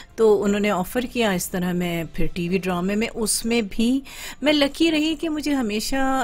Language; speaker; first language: Urdu; native; Urdu